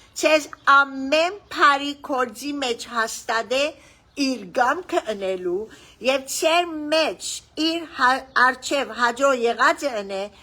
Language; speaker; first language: Armenian; early bilingual, heritage; Armenian